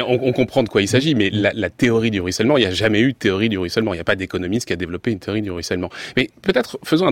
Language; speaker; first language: French; native; French